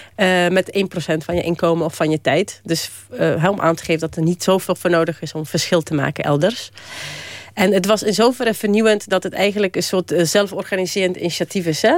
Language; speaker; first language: Dutch; early bilingual, other home language; Polish